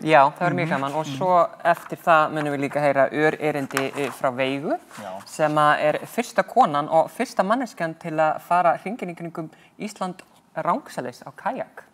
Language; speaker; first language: Icelandic; native; Icelandic